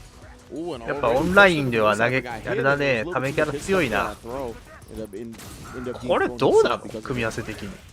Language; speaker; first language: Japanese; native; Japanese